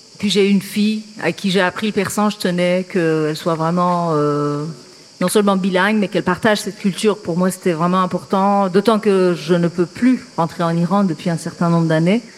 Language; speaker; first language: French; non-native, fluent; Persian